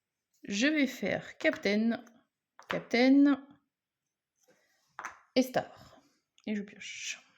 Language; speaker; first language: French; native; French